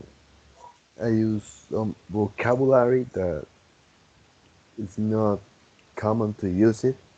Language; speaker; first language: English; non-native, fluent; Spanish